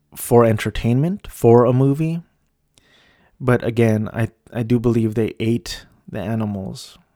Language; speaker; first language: English; early bilingual, other home language; Filipino